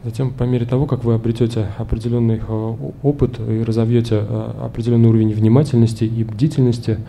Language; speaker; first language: Russian; native; Russian